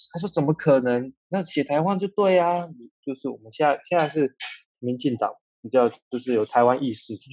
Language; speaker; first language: Chinese; native; Chinese